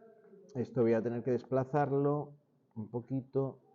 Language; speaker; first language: Spanish; native; Spanish